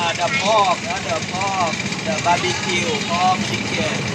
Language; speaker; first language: English; non-native, learner; Thai